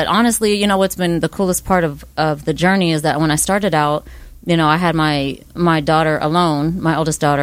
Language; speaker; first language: English; native; English